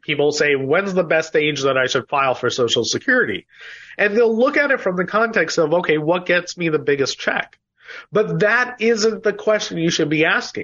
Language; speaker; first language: English; native; English